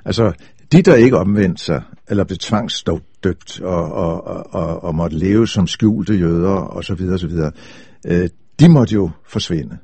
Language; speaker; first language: Danish; native; Danish